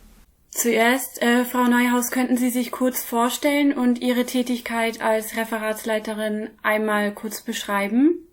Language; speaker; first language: German; native; German